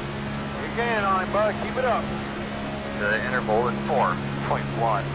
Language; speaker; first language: English; native; English